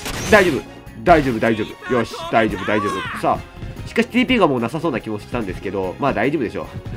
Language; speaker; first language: Japanese; native; Japanese